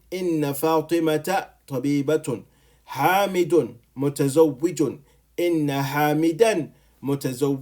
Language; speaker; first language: Arabic; non-native, fluent; English